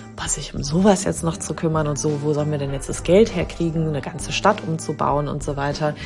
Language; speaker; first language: German; native; German